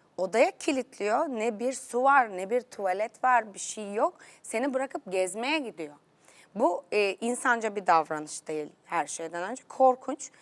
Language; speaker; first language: Turkish; native; Turkish